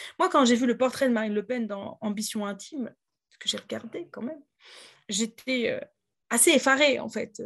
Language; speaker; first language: French; native; French